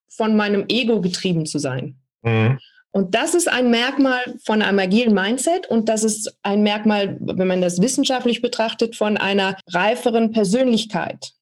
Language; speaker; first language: German; native; German